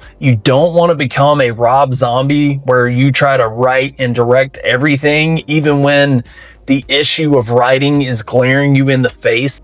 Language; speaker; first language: English; native; English